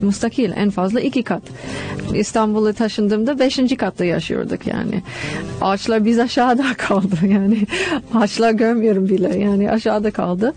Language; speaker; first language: Turkish; non-native, fluent; English